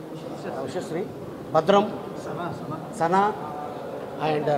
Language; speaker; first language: Telugu; native; Telugu